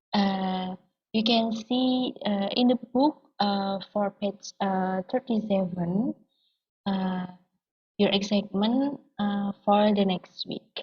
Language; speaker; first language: English; non-native, learner; Indonesian